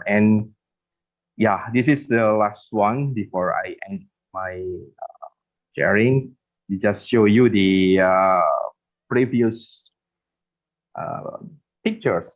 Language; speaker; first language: English; non-native, fluent; Indonesian